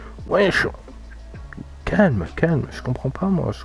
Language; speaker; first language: French; native; French